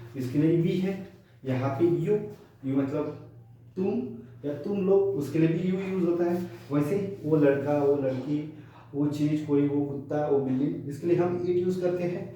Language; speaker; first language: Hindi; non-native, local second language; Marathi